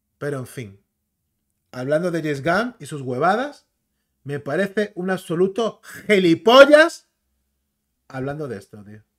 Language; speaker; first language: Spanish; native; Spanish